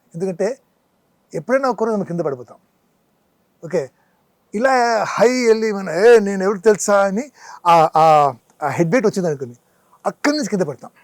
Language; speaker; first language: Telugu; non-native, local second language; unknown